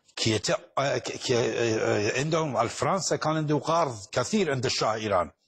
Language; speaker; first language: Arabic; non-native, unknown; Persian